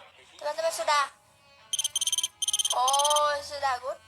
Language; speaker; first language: Indonesian; non-native, learner; Vietnamese